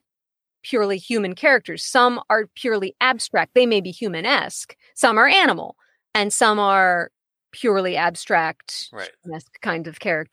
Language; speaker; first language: English; native; English